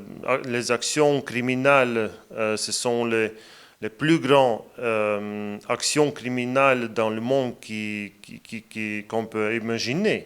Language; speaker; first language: French; non-native, fluent; Latvian